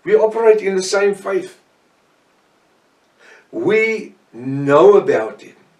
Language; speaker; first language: English; non-native, local second language; Afrikaans